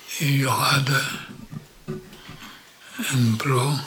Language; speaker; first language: Swedish; non-native, learner; Polish